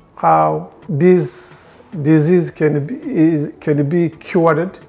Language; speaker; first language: English; non-native, local second language; Kinyarwanda